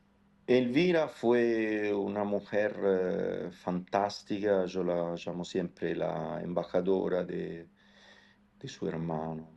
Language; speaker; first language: Spanish; non-native, fluent; Italian